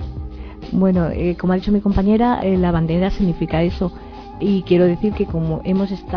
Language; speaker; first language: Spanish; native; Spanish